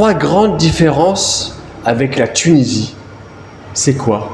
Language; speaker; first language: French; native; French